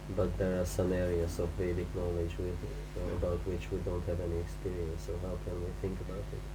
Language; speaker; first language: English; non-native, fluent; Hungarian